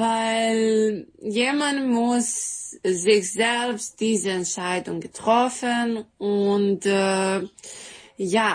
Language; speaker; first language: German; non-native, learner; Serbian